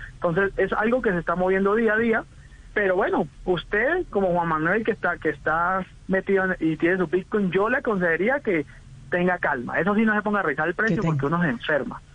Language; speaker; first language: Spanish; native; Spanish